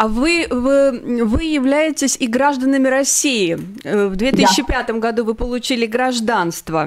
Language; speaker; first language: Russian; native; Russian